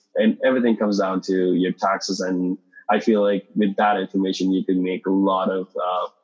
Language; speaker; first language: English; non-native, local second language; Tamil